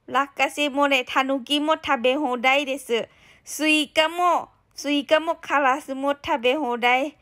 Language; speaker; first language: Japanese; non-native, learner; Thai